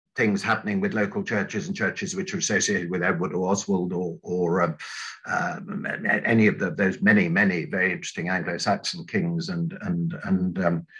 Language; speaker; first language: English; native; English